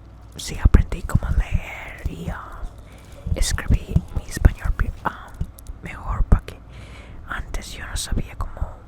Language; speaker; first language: Spanish; early bilingual, heritage; English